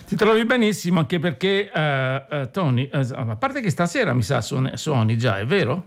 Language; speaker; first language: Italian; native; Italian